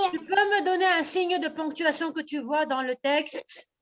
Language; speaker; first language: French; native; French